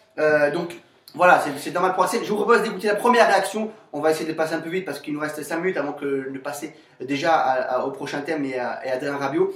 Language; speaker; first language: French; native; French